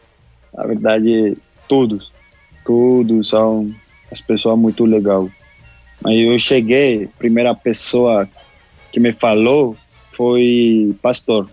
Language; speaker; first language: Portuguese; non-native, local second language; Spanish